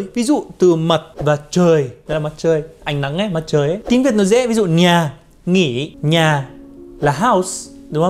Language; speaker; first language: Vietnamese; non-native, fluent; Arabic